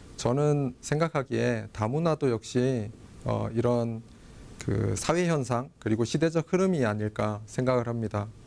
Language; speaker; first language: Korean; native; Korean